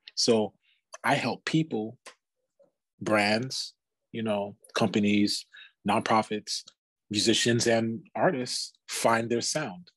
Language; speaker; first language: English; native; English